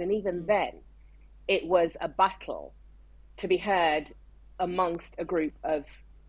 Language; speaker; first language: English; non-native, local second language; Yoruba